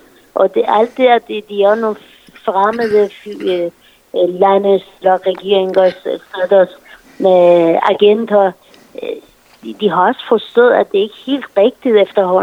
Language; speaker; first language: Danish; non-native, fluent; Persian